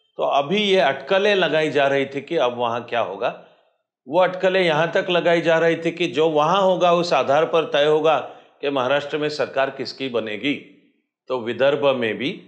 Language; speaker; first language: Hindi; non-native, local second language; Marathi